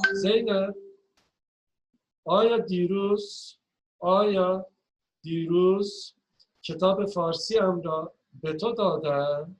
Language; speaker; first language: Persian; non-native, fluent; Turkish